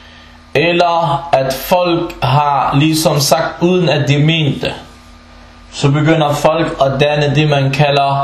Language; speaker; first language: Danish; non-native, local second language; Arabic